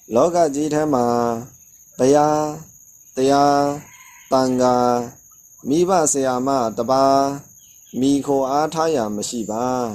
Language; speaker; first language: Burmese; non-native, local second language; Shan